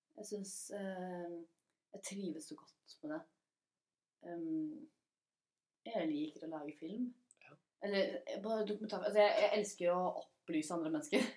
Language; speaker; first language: Norwegian; native; Norwegian